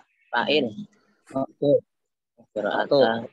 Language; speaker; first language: Arabic; non-native, learner; Indonesian